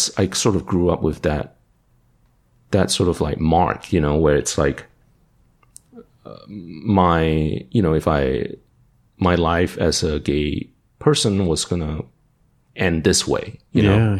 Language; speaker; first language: English; non-native, local second language; Cantonese